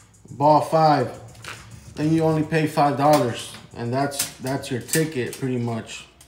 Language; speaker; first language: English; early bilingual, other home language; Spanish